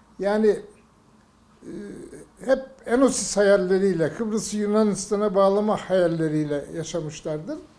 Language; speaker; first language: Turkish; native; Turkish